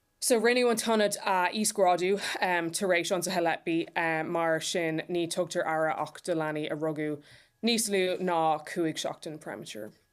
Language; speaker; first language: Irish; non-native, local second language; English